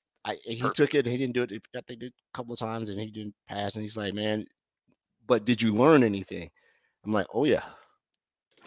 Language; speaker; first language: English; native; English